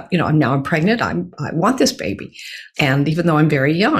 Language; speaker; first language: English; native; English